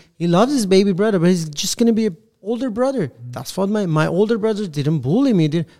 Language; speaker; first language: English; non-native, fluent; Persian